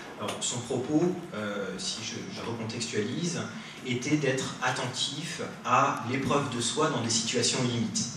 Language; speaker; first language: French; native; French